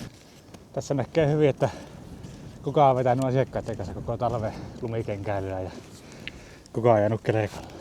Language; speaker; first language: Finnish; native; Finnish